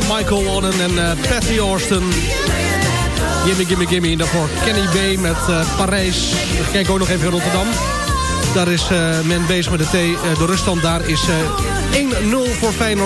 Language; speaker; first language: Dutch; native; Dutch